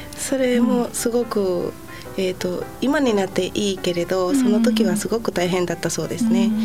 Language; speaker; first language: Japanese; non-native, fluent; Spanish